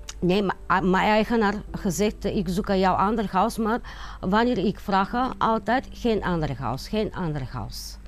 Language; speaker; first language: Dutch; non-native, learner; Bulgarian